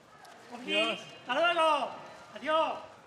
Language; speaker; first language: Spanish; non-native, learner; Arabic